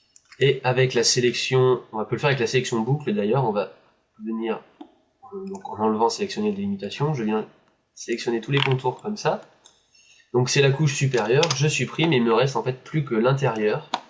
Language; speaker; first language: French; native; French